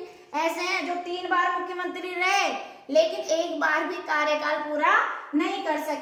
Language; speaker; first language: Hindi; native; Hindi